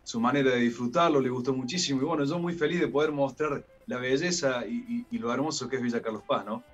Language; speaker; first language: Spanish; native; Spanish